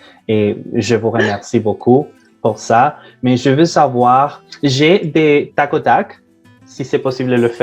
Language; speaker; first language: French; non-native, fluent; Spanish